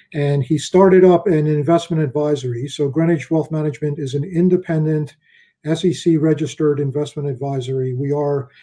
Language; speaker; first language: English; native; English